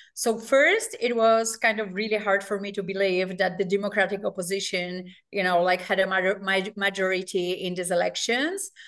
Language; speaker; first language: English; non-native, fluent; Polish